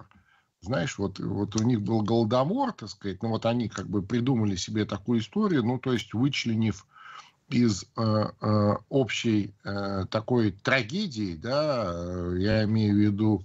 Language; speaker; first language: Russian; native; Russian